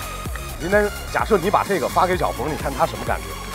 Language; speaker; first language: Chinese; native; Chinese